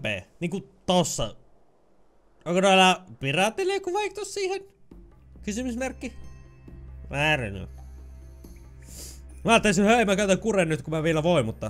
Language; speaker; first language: Finnish; native; Finnish